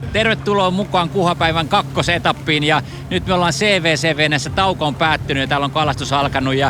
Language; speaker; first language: Finnish; native; Finnish